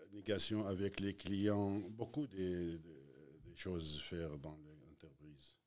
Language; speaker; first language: French; non-native, learner; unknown